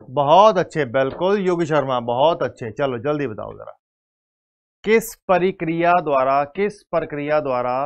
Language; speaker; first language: Hindi; native; Hindi